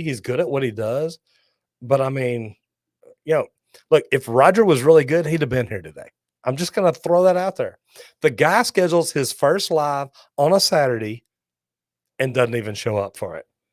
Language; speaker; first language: English; native; English